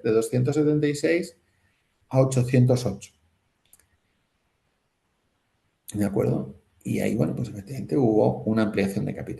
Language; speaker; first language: Spanish; native; Spanish